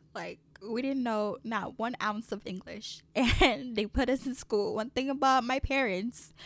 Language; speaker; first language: English; early bilingual, other home language; French